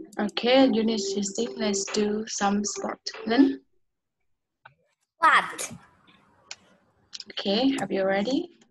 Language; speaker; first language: English; non-native, learner; Vietnamese